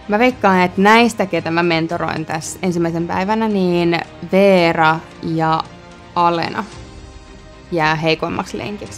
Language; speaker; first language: Finnish; native; Finnish